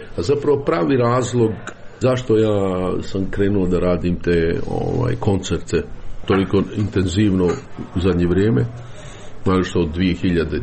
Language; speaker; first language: Serbian; native; Serbian